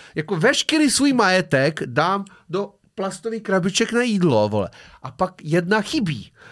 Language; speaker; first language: Czech; non-native, fluent; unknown